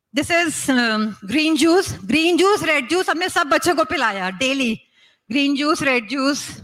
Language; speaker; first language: Hindi; native; Hindi